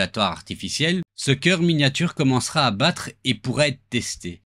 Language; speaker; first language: French; native; French